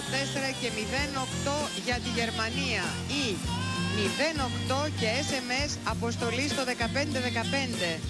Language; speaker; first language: Greek; native; Greek